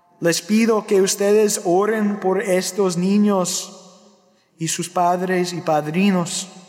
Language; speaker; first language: Spanish; non-native, fluent; English